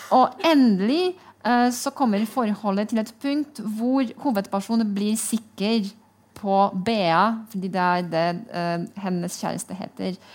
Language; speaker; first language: Norwegian; non-native, fluent; Polish